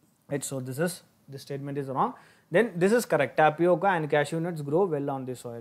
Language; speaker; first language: English; non-native, local second language; Tamil